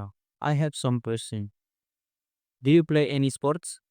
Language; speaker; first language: English; non-native, learner; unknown